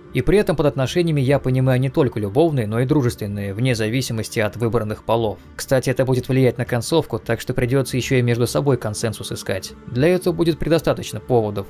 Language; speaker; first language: Russian; native; Russian